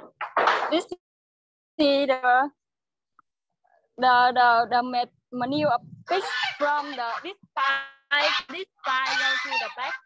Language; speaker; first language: English; non-native, learner; Vietnamese